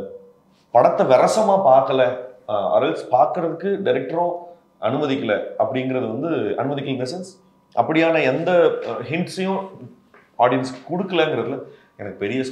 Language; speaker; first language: Tamil; native; Tamil